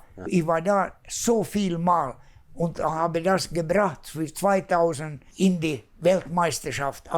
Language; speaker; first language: German; non-native, fluent; Finnish